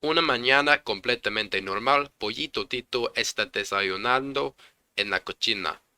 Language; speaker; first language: Spanish; non-native, learner; English